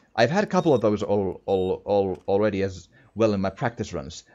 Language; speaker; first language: English; non-native, fluent; Finnish